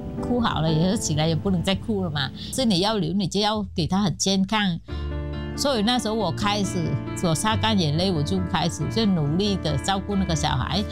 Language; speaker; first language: Chinese; non-native, fluent; Vietnamese